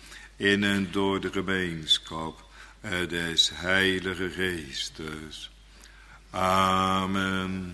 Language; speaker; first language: Dutch; native; Dutch